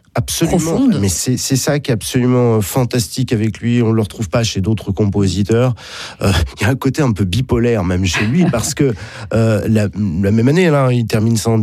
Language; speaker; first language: French; native; French